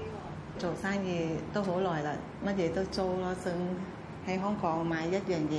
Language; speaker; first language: Cantonese; non-native, fluent; Thai